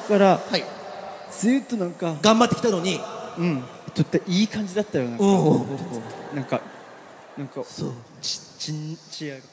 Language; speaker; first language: Japanese; non-native, learner; Korean